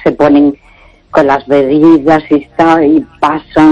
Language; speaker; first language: Spanish; native; Spanish